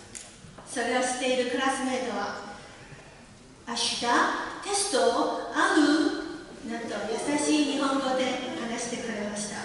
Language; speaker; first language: Japanese; non-native, learner; Chinese